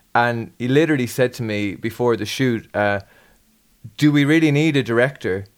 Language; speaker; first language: English; native; English